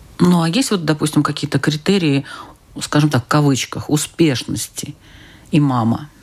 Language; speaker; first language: Russian; native; Russian